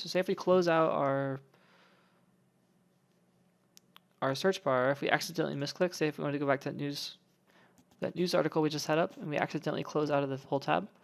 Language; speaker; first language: English; native; English